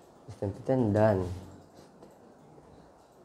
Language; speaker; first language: English; non-native, learner; Indonesian